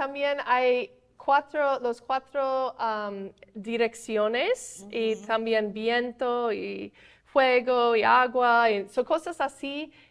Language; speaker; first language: Spanish; non-native, fluent; English